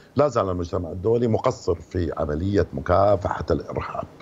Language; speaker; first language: Arabic; native; Arabic